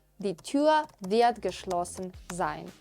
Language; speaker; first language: German; non-native, fluent; Ukrainian